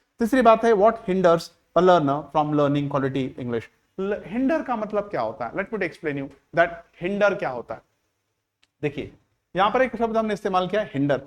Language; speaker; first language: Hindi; non-native, local second language; Marathi